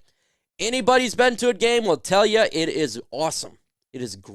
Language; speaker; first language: English; native; English